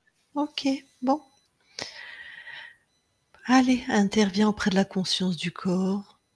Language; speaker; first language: French; native; French